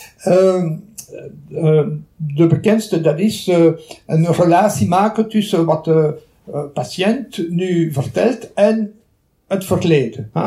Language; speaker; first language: Dutch; non-native, local second language; French